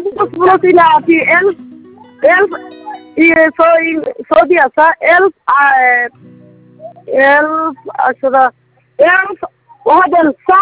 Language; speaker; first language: Arabic; non-native, learner; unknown